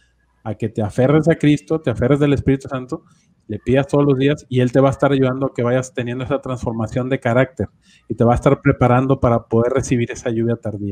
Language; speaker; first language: Spanish; native; Spanish